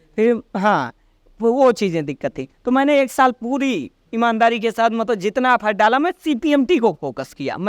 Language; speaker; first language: Hindi; native; Hindi